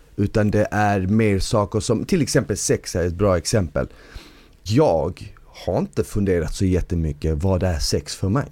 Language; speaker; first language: Swedish; early bilingual, other home language; Bosnian